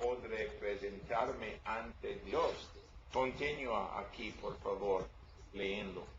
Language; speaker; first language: Spanish; non-native, learner; English